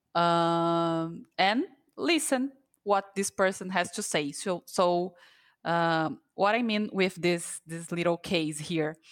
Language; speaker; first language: English; non-native, fluent; Portuguese